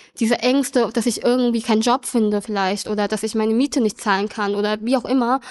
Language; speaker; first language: German; early bilingual, other home language; Vietnamese